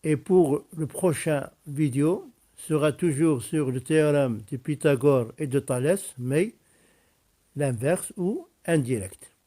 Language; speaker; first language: French; non-native, local second language; Arabic